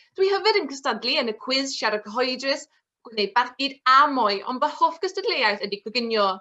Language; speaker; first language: Welsh; non-native, local second language; English